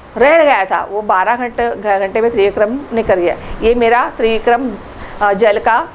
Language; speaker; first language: Hindi; non-native, local second language; Marathi